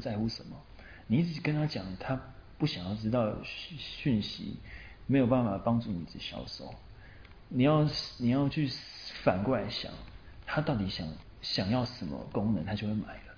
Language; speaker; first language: Chinese; native; Chinese